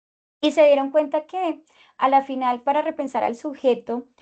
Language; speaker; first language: Spanish; native; Spanish